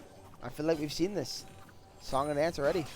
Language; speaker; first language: English; native; English